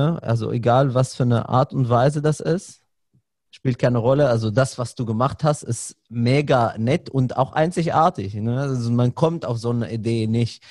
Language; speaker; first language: German; non-native, fluent; Arabic